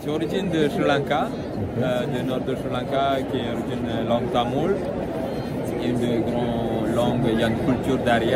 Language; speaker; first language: French; non-native, learner; Tamil